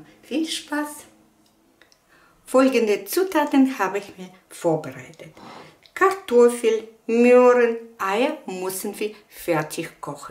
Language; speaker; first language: German; non-native, fluent; Russian